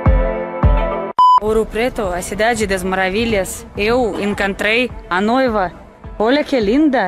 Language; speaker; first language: Portuguese; non-native, fluent; Russian